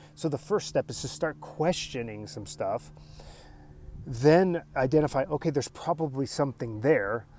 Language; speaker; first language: English; early bilingual, other home language; Spanish